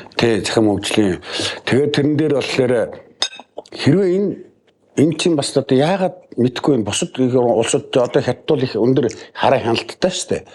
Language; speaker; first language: Mongolian; native; Mongolian